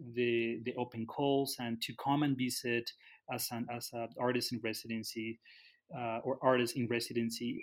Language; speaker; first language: English; non-native, fluent; Spanish